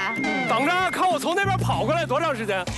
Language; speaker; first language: Chinese; native; Chinese